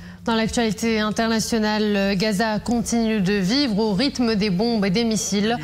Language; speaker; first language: French; non-native, local second language; Arabic